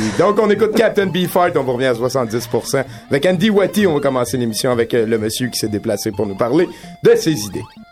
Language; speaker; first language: French; native; French